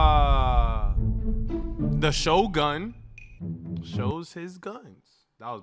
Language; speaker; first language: English; native; English